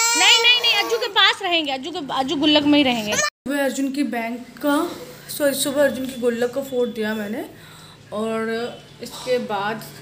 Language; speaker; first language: Hindi; native; Hindi